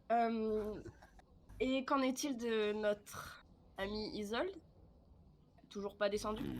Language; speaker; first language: French; native; French